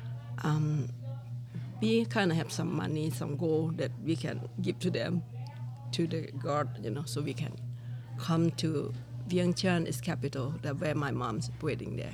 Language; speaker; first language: English; non-native, learner; Lao